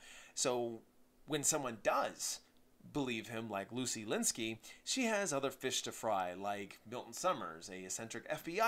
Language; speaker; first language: English; native; English